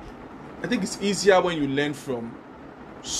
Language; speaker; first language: English; non-native, local second language; Yoruba